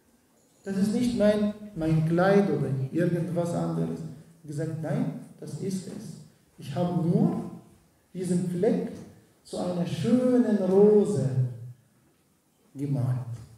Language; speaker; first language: German; non-native, fluent; Arabic